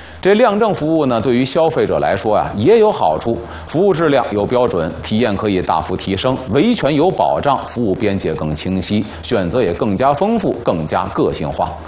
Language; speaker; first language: Chinese; native; Chinese